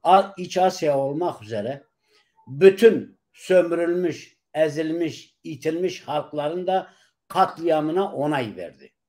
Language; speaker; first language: Turkish; non-native, local second language; Kurdish